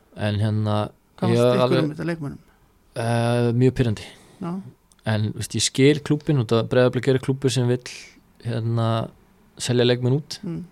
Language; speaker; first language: Icelandic; early bilingual, other home language; Serbian